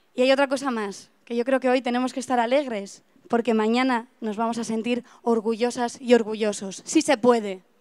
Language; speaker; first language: Spanish; native; Spanish